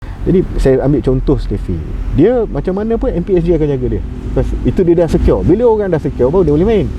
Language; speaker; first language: Malay; native; Malay